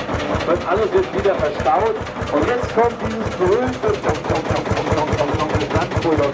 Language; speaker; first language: German; native; German